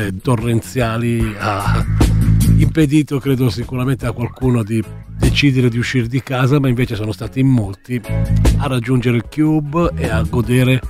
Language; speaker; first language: Italian; native; Italian